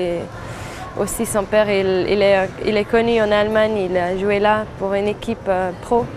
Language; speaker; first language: French; non-native, fluent; German